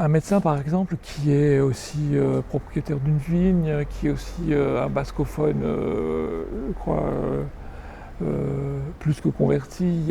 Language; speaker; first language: French; native; French